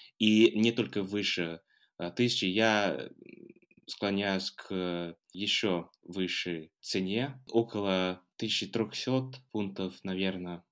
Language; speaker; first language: Russian; non-native, fluent; English